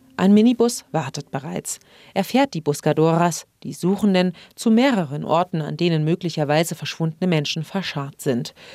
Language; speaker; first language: German; native; German